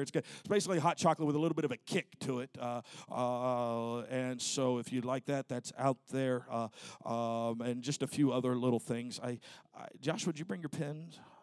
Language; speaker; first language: English; native; English